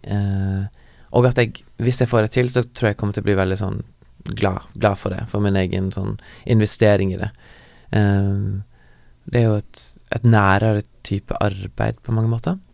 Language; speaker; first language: Norwegian; native; Norwegian